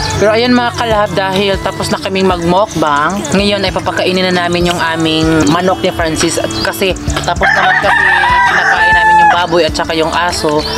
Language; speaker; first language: Filipino; non-native, local second language; Cebuano